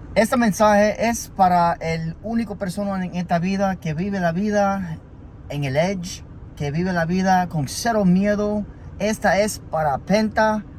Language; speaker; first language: Spanish; non-native, learner; English